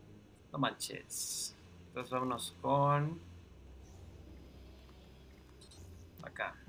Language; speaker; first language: Spanish; native; Spanish